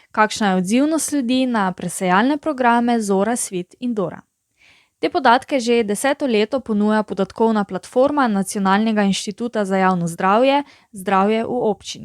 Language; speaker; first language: Slovenian; native; Slovenian